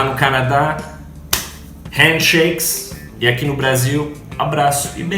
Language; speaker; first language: Portuguese; non-native, fluent; English